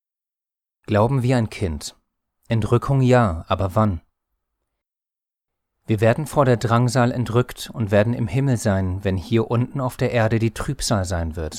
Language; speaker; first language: German; native; German